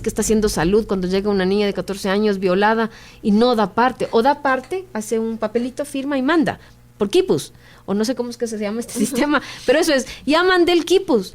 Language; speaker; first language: Spanish; native; Spanish